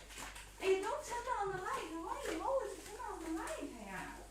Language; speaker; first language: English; non-native, learner; Chinese